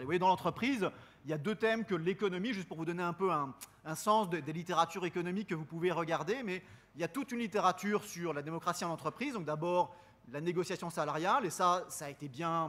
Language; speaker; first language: French; native; French